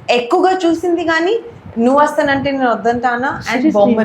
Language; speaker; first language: Telugu; non-native, local second language; Urdu